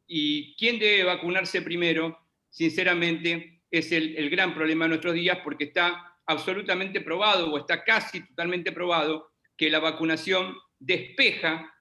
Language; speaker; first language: Spanish; native; Spanish